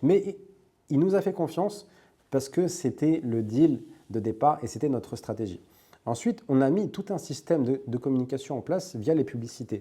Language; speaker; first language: French; native; French